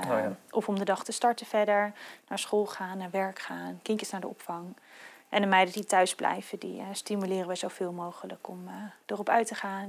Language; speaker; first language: Dutch; native; Dutch